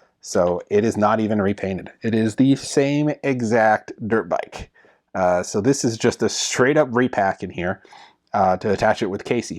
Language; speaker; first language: English; native; English